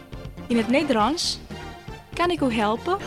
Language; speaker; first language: Dutch; non-native, learner; Indonesian